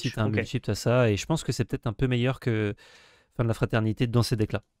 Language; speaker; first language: French; native; French